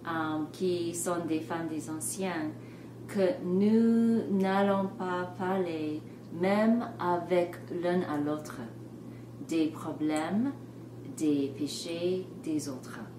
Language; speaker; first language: French; non-native, fluent; English